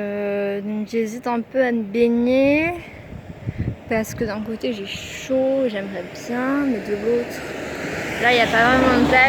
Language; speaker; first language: French; native; French